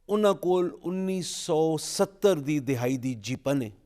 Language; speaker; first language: Urdu; non-native, local second language; Punjabi